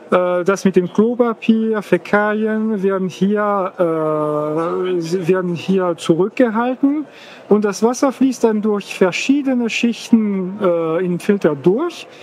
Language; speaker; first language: German; non-native, fluent; French